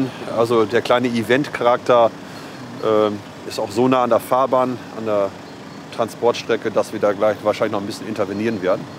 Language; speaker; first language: German; native; German